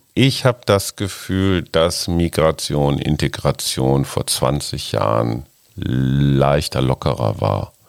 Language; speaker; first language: German; native; German